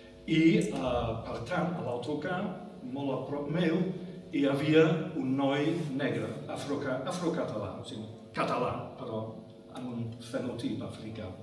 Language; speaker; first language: Catalan; non-native, fluent; English